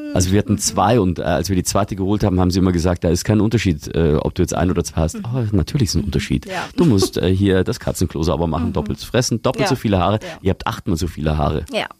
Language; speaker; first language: German; native; German